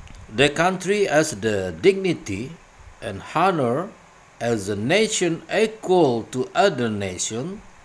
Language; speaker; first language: English; non-native, fluent; Indonesian